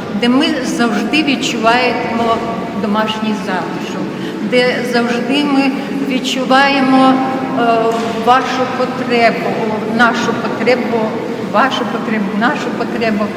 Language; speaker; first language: Ukrainian; non-native, local second language; Russian